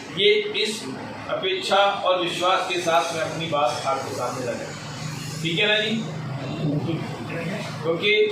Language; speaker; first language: Hindi; native; Hindi